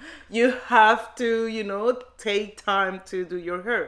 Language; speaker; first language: English; non-native, learner; Spanish